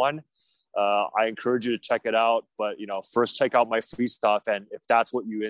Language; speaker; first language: English; native; English